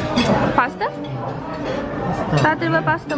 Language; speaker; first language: Korean; non-native, fluent; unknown